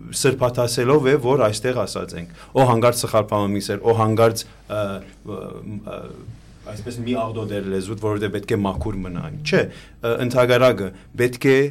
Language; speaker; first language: Armenian; early bilingual, heritage; Armenian